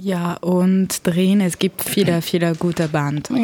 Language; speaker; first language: German; non-native, learner; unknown